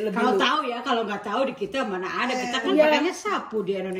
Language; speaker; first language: Indonesian; native; Indonesian